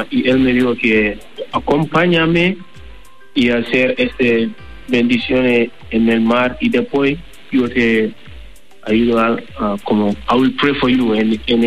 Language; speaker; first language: Spanish; non-native, learner; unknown